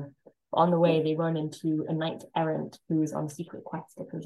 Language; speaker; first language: English; native; English